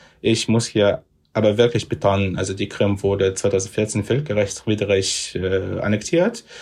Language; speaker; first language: German; non-native, fluent; Russian